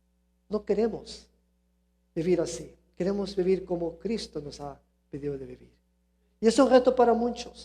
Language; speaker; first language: Spanish; early bilingual, heritage; Spanish